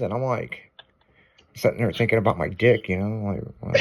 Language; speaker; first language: English; native; English